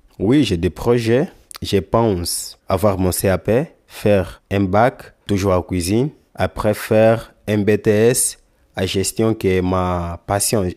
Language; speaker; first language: French; non-native, learner; Lingala